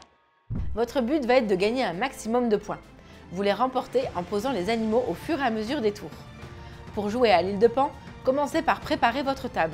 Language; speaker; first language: French; native; French